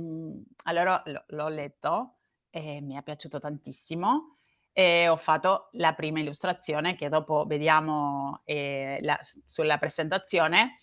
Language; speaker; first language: Italian; non-native, learner; Spanish